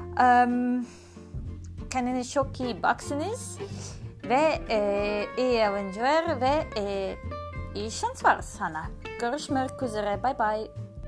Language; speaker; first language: Turkish; non-native, learner; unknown